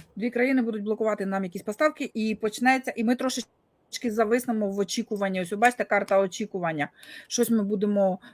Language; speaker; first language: Ukrainian; non-native, local second language; Russian